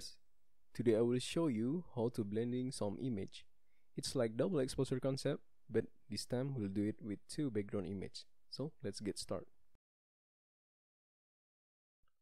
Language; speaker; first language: English; non-native, learner; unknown